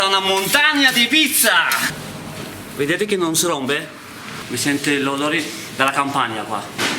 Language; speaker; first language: Italian; non-native, fluent; Arabic